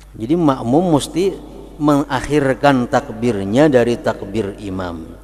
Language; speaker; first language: Indonesian; non-native, local second language; Banjar